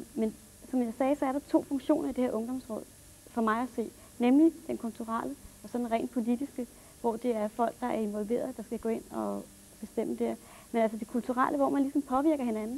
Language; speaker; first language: Danish; native; Danish